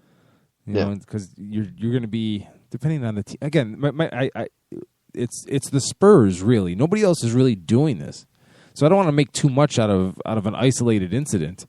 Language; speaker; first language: English; native; English